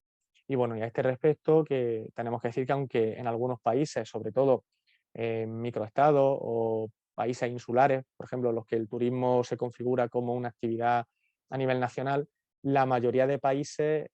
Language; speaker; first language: Spanish; native; Spanish